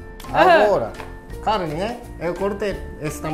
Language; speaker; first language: Portuguese; non-native, learner; Japanese